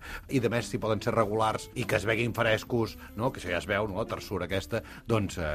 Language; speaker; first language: Catalan; native; Catalan